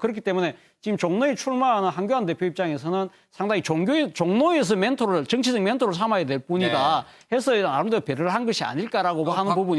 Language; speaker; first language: Korean; native; Korean